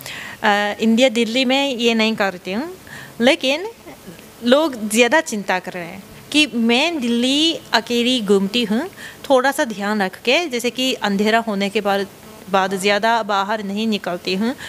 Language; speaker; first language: Hindi; non-native, fluent; Japanese